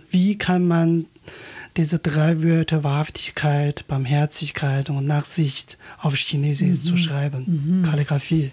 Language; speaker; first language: German; non-native, learner; Chinese